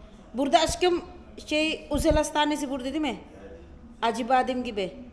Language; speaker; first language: Turkish; non-native, learner; Filipino